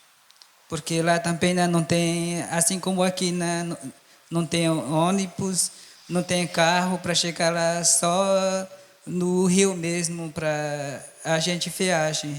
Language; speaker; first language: Portuguese; non-native, local second language; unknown